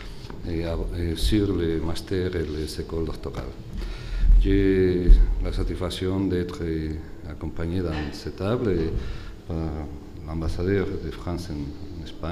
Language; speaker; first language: French; non-native, fluent; Spanish